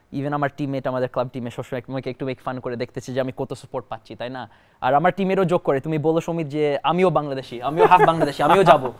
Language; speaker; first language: Bangla; early bilingual, heritage; Bangla